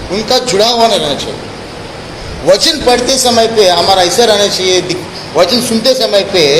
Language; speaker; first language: Hindi; non-native, local second language; Telugu